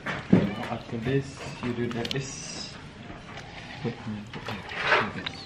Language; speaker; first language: English; non-native, learner; Balinese